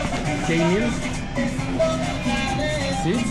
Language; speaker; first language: Spanish; non-native, learner; French